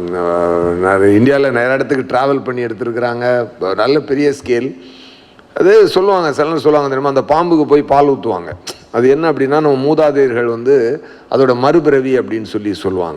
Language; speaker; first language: Tamil; native; Tamil